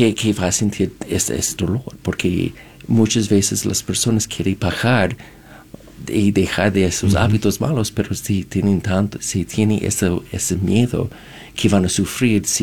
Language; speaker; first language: Spanish; non-native, fluent; English